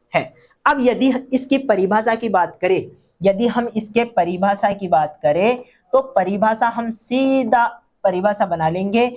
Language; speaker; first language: Hindi; non-native, local second language; Rajasthani